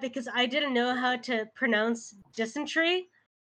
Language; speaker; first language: English; early bilingual, other home language; Spanish